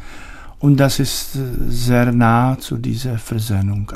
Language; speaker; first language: German; non-native, learner; Czech